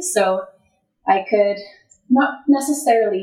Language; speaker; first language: English; native; English